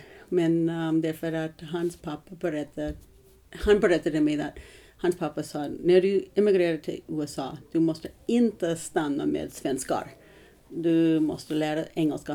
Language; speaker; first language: Swedish; non-native, learner; English